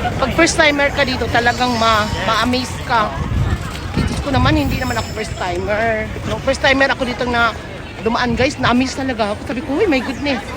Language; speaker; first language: Filipino; native; Filipino